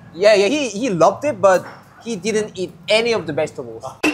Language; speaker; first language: English; non-native, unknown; Korean